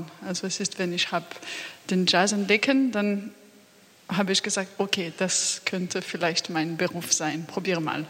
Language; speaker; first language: German; non-native, learner; French